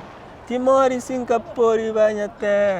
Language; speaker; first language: Portuguese; non-native, local second language; Kabuverdianu